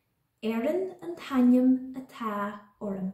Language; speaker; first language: Irish; non-native, local second language; English